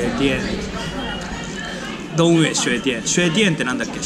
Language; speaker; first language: Japanese; native; Japanese